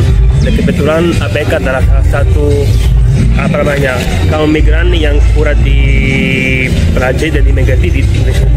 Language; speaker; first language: Indonesian; non-native, fluent; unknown